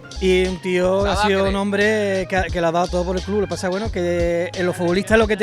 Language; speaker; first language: Spanish; native; Spanish